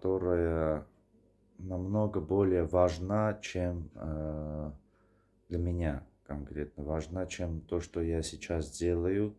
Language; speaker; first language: Russian; non-native, fluent; Armenian